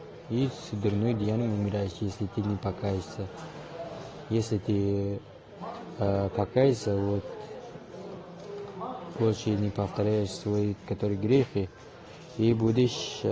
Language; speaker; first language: Russian; non-native, learner; Tajik